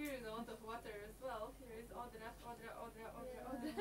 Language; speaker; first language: English; non-native, learner; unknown